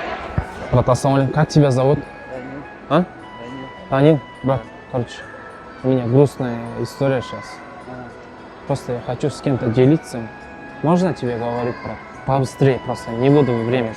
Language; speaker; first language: Russian; non-native, local second language; Kazakh